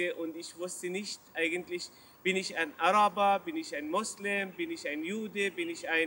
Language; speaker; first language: German; non-native, learner; Arabic